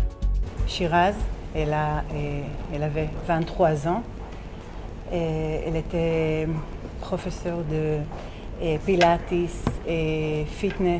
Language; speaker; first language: French; non-native, fluent; Hebrew